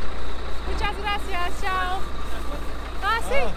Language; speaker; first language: Spanish; non-native, learner; Romanian